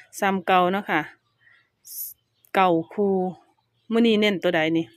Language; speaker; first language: Thai; native; Thai